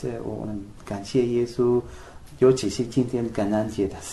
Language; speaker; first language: Chinese; non-native, fluent; Spanish